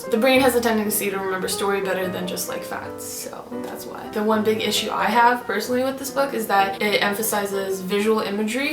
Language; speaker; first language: English; non-native, fluent; Swedish